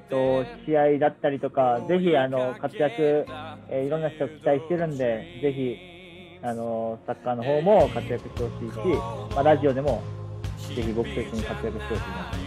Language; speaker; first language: Japanese; native; Japanese